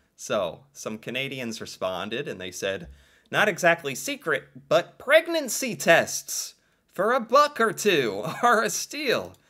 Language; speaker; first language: English; native; English